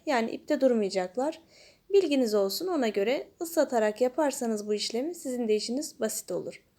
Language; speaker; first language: Turkish; native; Turkish